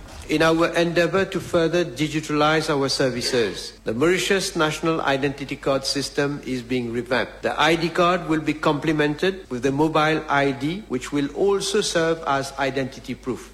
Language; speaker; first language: English; non-native, local second language; Morisyen